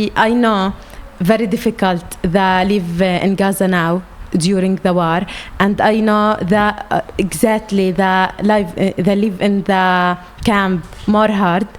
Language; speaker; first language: English; non-native, learner; Arabic